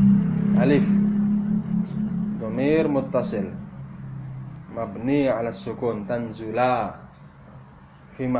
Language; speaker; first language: Arabic; non-native, fluent; Indonesian